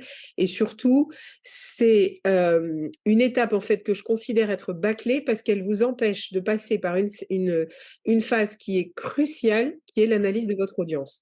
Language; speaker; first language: French; native; French